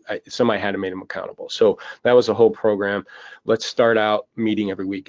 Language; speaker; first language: English; native; English